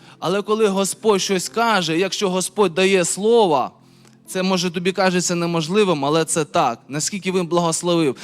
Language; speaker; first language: Ukrainian; non-native, local second language; Russian